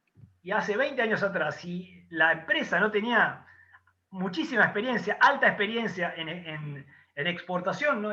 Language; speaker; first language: Spanish; native; Spanish